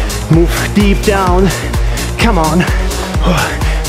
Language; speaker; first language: English; non-native, fluent; German